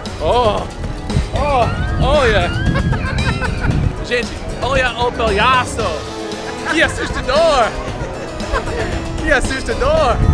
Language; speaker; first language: Portuguese; non-native, learner; Dutch